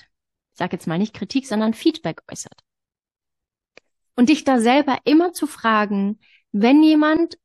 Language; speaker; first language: German; native; German